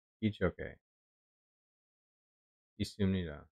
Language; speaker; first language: Korean; non-native, learner; English